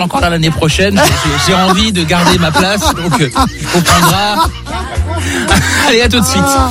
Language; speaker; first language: French; native; French